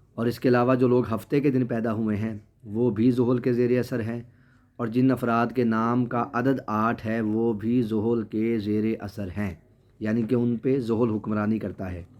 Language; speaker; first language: Urdu; native; Urdu